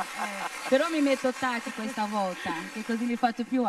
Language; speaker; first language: Italian; non-native, fluent; Portuguese